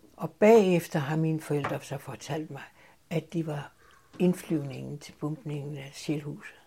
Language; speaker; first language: Danish; native; Danish